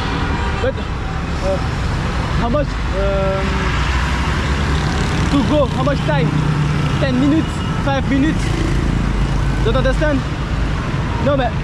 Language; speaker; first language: English; non-native, learner; French